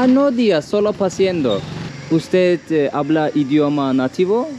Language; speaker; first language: Spanish; non-native, learner; Turkish